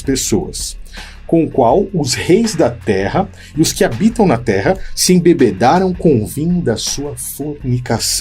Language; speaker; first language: Portuguese; native; Portuguese